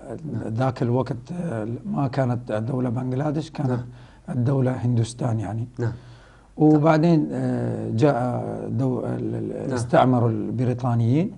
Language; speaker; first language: Arabic; non-native, fluent; Rohingya